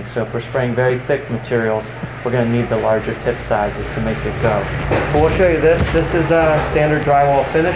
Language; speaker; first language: English; native; English